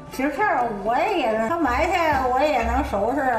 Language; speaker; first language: Chinese; native; Chinese